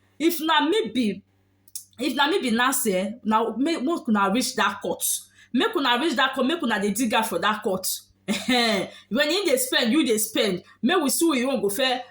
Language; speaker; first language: Nigerian Pidgin; native; Nigerian Pidgin